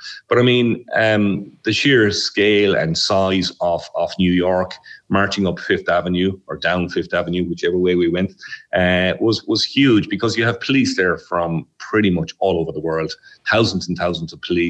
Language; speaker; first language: English; native; English